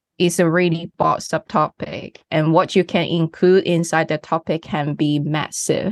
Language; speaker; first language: English; non-native, local second language; Cantonese